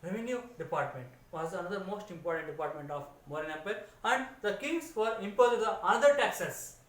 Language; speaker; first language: English; non-native, local second language; Kannada